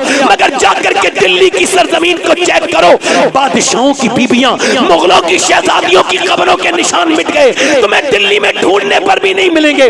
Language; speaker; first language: Urdu; native; Urdu